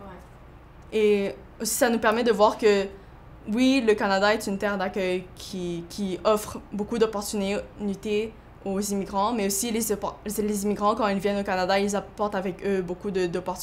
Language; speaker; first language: French; early bilingual, other home language; Chinese